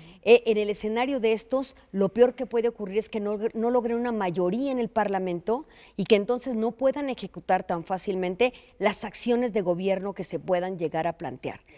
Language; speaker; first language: Spanish; native; Spanish